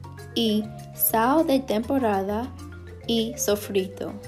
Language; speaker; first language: Spanish; non-native, learner; English